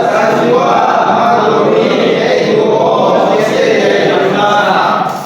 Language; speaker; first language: Japanese; non-native, learner; Indonesian